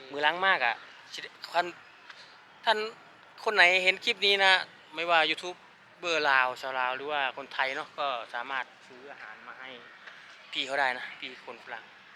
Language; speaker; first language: Thai; native; Thai